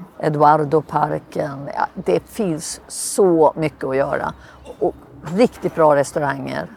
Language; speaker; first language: Swedish; native; Swedish